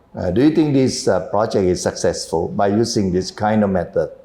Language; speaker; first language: English; non-native, fluent; Thai